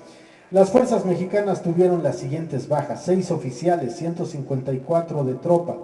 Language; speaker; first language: Spanish; native; Spanish